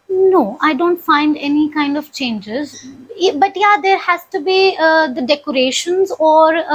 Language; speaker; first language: English; non-native, local second language; Punjabi